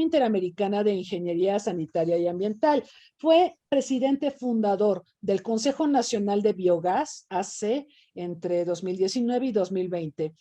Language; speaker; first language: Spanish; native; Spanish